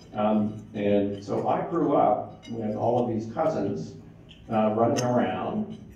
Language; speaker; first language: English; native; English